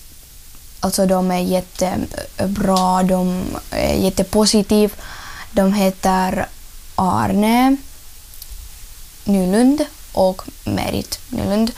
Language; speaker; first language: Swedish; non-native, learner; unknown